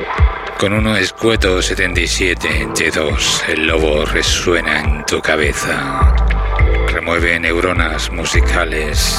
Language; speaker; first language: Spanish; native; Spanish